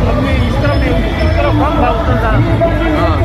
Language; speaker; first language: Hindi; non-native, local second language; Odia